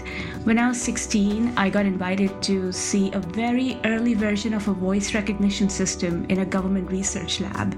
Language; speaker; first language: English; non-native, local second language; Hindi